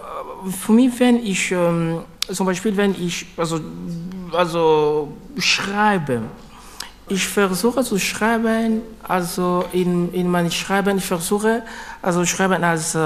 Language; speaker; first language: German; non-native, learner; French